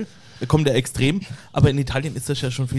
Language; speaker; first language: German; native; German